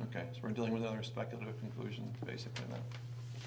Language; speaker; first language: English; native; English